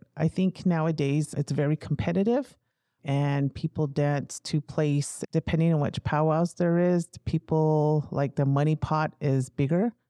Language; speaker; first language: English; native; English